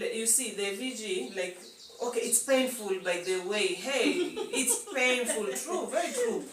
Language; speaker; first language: English; non-native, local second language; Swahili